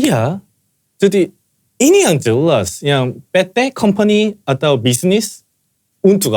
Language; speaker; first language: Indonesian; non-native, fluent; Korean